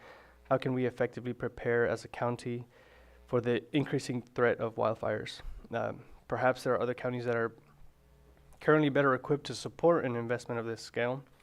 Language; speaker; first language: English; native; English